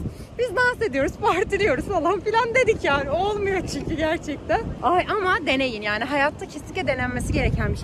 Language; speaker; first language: Turkish; native; Turkish